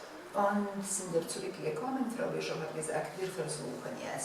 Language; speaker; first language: German; non-native, fluent; Bosnian